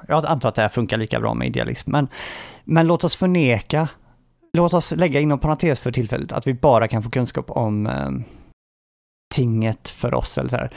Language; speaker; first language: Swedish; native; Swedish